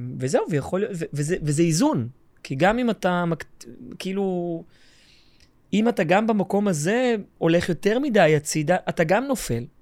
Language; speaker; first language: Hebrew; native; Hebrew